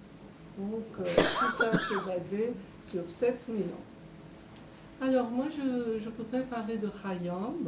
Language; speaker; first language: French; non-native, fluent; Persian